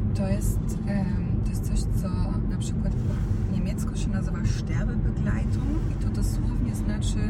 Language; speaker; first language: Polish; non-native, fluent; Croatian